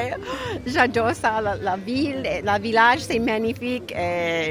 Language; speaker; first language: French; non-native, learner; English